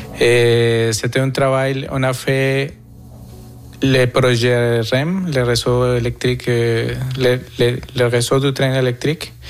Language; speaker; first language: French; non-native, fluent; Spanish